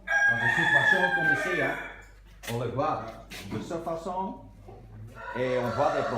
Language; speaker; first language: French; non-native, local second language; Dutch